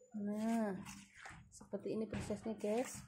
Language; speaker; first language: Indonesian; non-native, local second language; Javanese